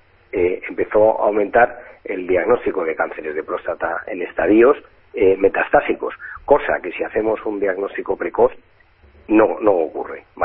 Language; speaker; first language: Spanish; native; Spanish